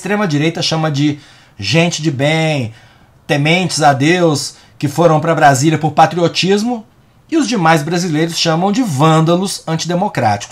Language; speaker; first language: Portuguese; native; Portuguese